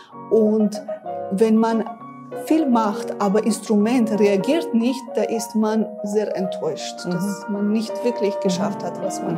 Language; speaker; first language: German; non-native, fluent; Armenian